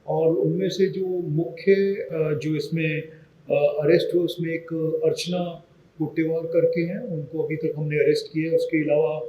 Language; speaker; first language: Hindi; non-native, local second language; Marathi